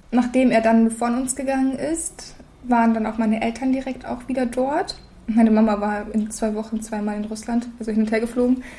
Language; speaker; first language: German; early bilingual, other home language; Russian